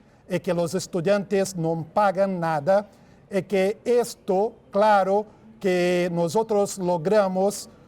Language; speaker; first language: Spanish; non-native, fluent; Portuguese